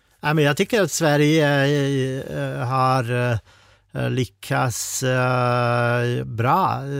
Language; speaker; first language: Swedish; non-native, fluent; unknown